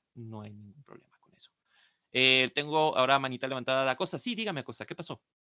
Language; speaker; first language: Spanish; native; Spanish